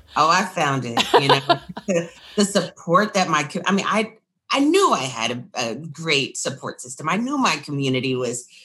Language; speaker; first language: English; native; English